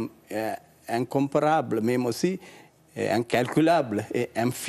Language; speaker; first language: French; non-native, learner; Sinhala